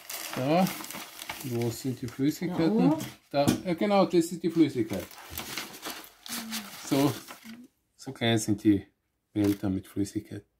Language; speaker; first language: German; native; German